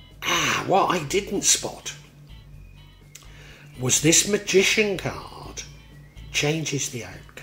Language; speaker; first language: English; native; English